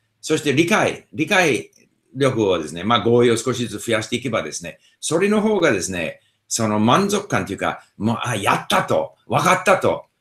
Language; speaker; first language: Japanese; non-native, fluent; English